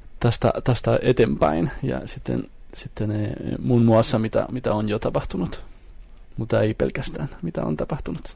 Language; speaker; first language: Finnish; non-native, fluent; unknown